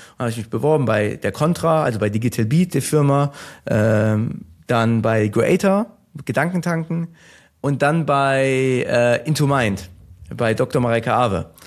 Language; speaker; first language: German; early bilingual, other home language; Turkish